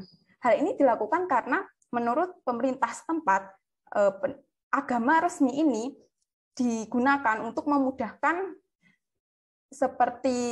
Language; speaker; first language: Indonesian; native; Indonesian